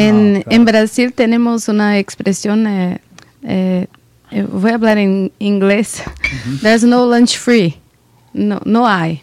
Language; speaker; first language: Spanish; non-native, learner; Portuguese